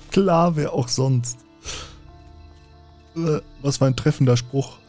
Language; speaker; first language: German; native; German